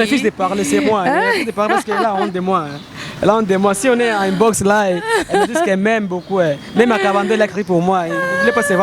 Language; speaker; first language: French; non-native, local second language; Rundi